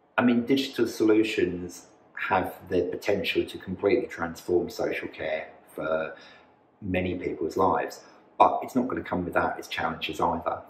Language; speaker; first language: English; native; English